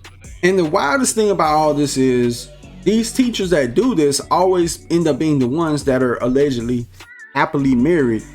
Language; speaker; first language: English; native; English